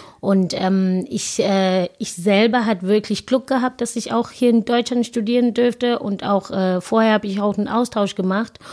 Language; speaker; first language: German; non-native, fluent; Zulu